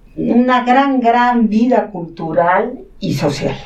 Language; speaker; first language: Spanish; non-native, local second language; Catalan